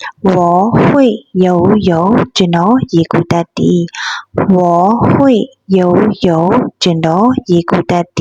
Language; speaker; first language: Chinese; non-native, fluent; Burmese